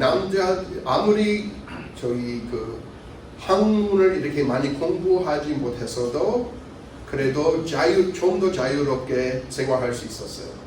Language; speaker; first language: Korean; non-native, fluent; English